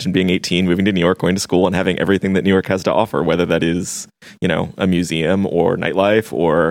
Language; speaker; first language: English; native; English